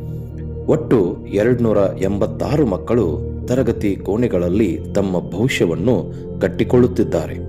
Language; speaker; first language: Kannada; native; Kannada